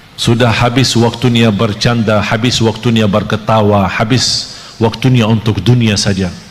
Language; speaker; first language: Malay; non-native, fluent; Arabic